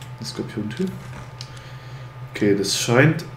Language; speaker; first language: German; native; German